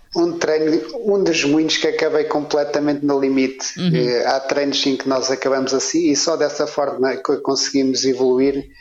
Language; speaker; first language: Portuguese; native; Portuguese